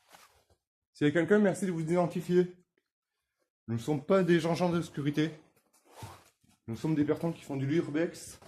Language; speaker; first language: French; native; French